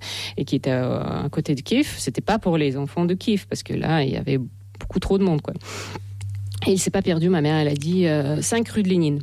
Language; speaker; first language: French; non-native, fluent; Russian